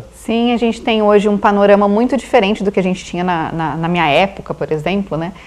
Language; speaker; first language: Portuguese; native; Portuguese